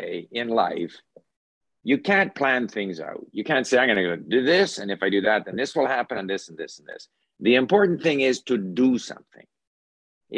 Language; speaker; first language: English; early bilingual, other home language; Swedish